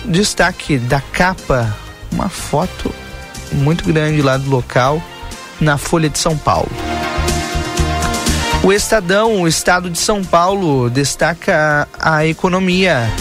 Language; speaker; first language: Portuguese; native; Portuguese